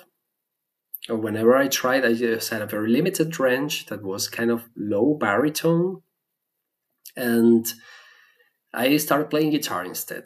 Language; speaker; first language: English; non-native, fluent; Spanish